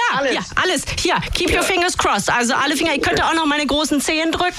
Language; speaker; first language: German; native; German